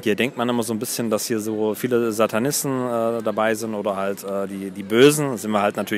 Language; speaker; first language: German; native; German